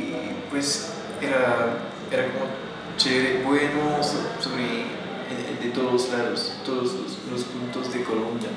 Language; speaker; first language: Spanish; non-native, fluent; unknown